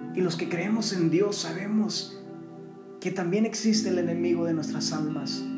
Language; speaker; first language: Spanish; early bilingual, heritage; Spanish